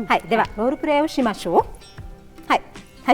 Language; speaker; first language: Japanese; non-native, fluent; Sinhala